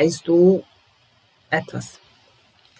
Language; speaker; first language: German; non-native, fluent; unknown